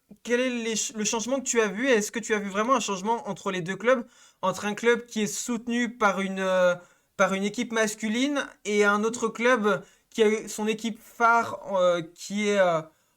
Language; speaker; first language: French; native; French